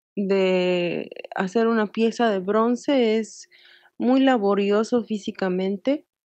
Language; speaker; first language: Spanish; native; Spanish